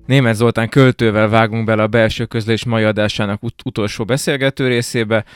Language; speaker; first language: Hungarian; native; Hungarian